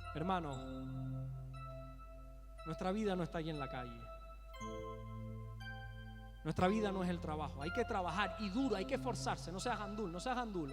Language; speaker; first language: Spanish; native; Spanish